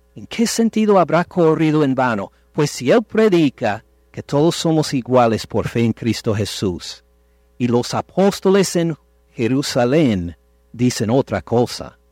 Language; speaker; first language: Spanish; non-native, fluent; English